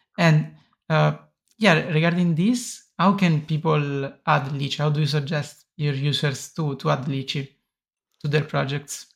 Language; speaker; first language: English; non-native, fluent; Italian